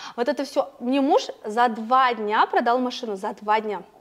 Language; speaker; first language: Russian; non-native, local second language; Kazakh